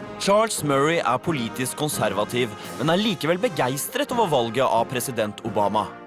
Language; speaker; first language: Norwegian; native; Norwegian